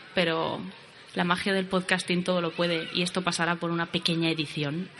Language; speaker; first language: Spanish; native; Spanish